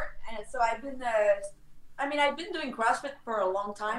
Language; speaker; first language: English; non-native, fluent; French